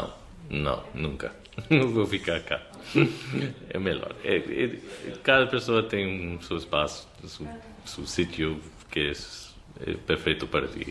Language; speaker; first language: Portuguese; non-native, learner; English